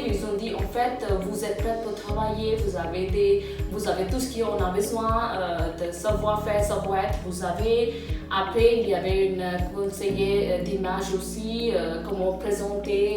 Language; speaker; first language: French; non-native, fluent; English